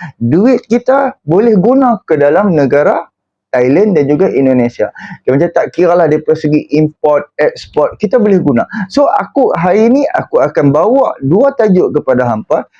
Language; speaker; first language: Malay; native; Malay